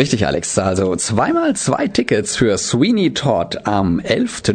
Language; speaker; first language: German; native; German